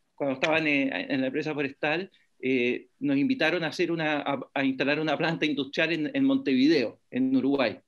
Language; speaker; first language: Spanish; native; Spanish